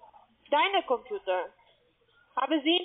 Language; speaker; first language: German; non-native, learner; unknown